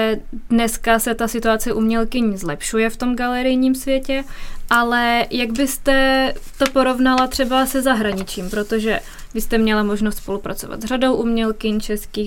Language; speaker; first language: Czech; native; Czech